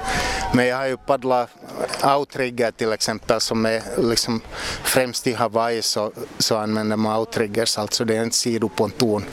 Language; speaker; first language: Swedish; native; Swedish